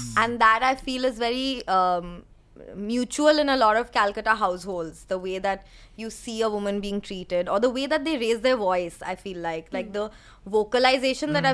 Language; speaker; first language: English; non-native, local second language; Hindi